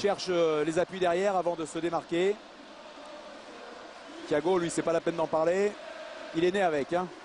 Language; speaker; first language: French; native; French